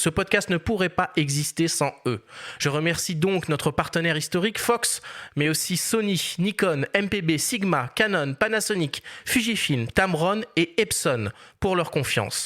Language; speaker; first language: French; native; French